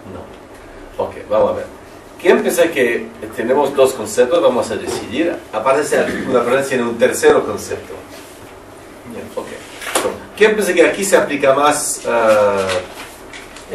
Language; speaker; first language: Spanish; non-native, learner; French